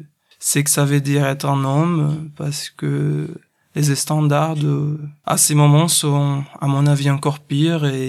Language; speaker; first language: French; non-native, fluent; Portuguese